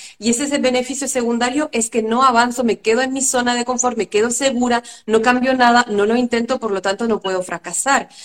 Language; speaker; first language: Spanish; non-native, fluent; French